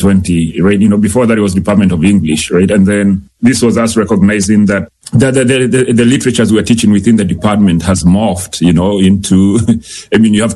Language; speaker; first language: English; non-native, local second language; Kikuyu